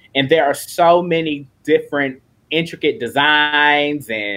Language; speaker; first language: English; native; English